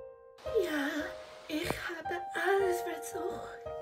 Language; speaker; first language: German; non-native, learner; English